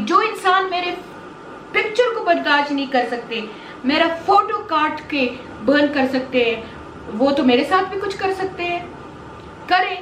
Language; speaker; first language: Urdu; non-native, local second language; Pashto